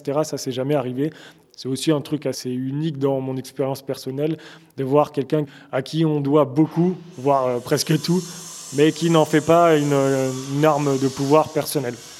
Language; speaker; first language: French; native; French